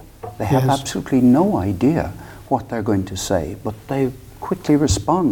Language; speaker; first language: English; native; English